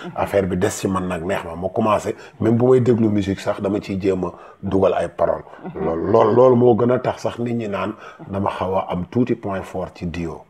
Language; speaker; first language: Wolof; native; Wolof